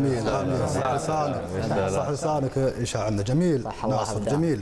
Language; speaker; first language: Arabic; native; Arabic